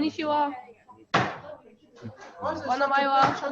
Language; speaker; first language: Japanese; non-native, learner; English